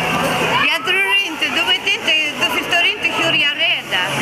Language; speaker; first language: Swedish; non-native, learner; Russian